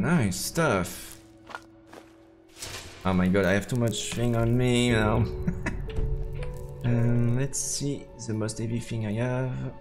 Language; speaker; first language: English; non-native, fluent; French